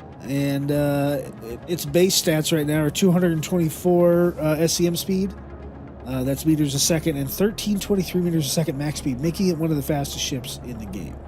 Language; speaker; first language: English; native; English